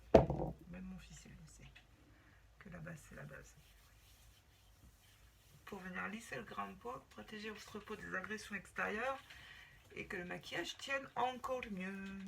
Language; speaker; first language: French; native; French